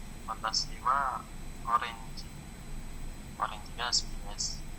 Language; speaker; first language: Japanese; non-native, learner; Indonesian